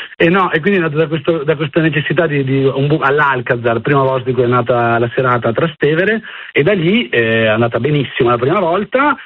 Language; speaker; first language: Italian; native; Italian